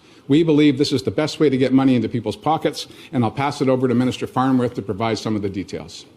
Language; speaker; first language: English; native; English